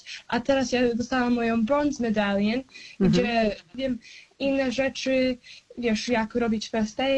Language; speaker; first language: Polish; early bilingual, heritage; Polish